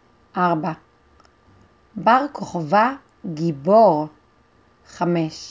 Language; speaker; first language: Hebrew; non-native, learner; English